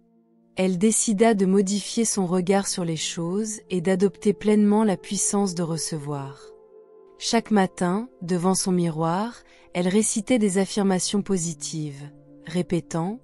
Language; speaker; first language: French; native; French